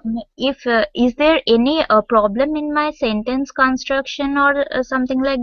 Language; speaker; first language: English; non-native, local second language; Hindi